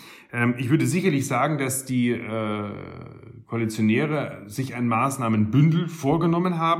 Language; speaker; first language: German; native; German